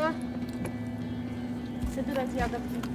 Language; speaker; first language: Russian; native; Russian